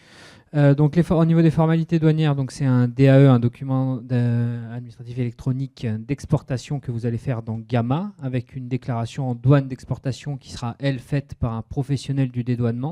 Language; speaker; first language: French; native; French